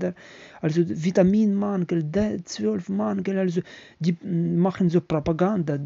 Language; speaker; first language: German; non-native, learner; Ukrainian